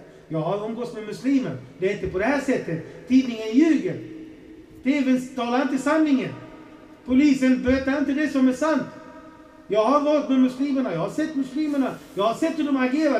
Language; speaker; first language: Swedish; non-native, fluent; Arabic